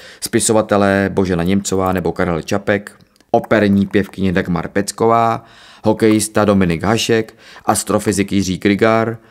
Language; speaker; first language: Czech; native; Czech